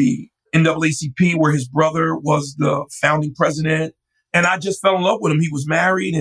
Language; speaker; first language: English; native; English